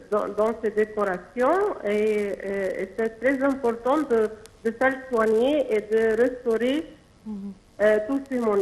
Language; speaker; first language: French; non-native, local second language; Arabic